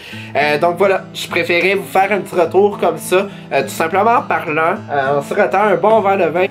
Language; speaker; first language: French; native; French